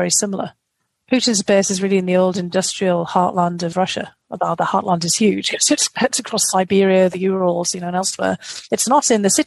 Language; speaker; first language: English; native; English